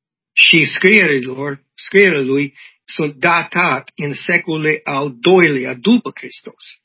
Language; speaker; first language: Romanian; non-native, learner; English